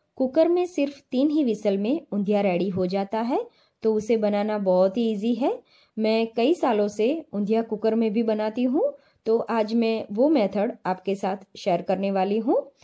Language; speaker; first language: Hindi; non-native, local second language; Gujarati